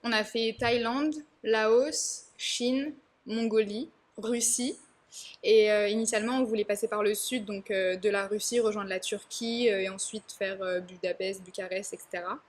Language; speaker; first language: French; native; French